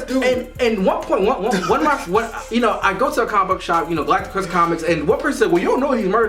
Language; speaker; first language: English; native; English